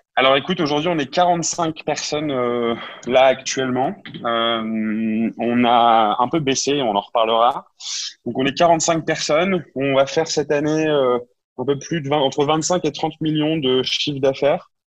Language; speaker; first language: French; native; French